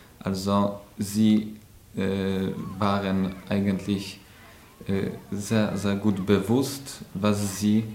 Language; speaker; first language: German; non-native, learner; English